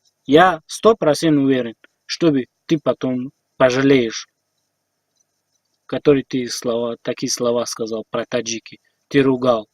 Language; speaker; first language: Russian; non-native, learner; Tajik